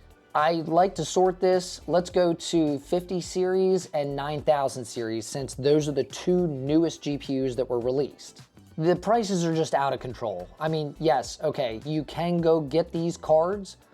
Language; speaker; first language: English; native; English